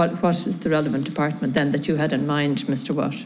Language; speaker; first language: English; native; English